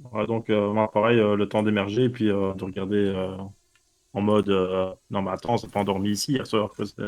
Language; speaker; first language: French; native; French